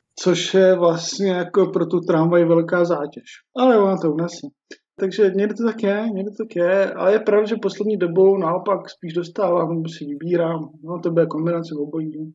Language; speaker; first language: Czech; native; Czech